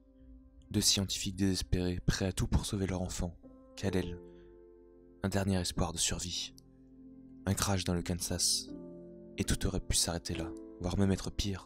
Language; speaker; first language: French; native; French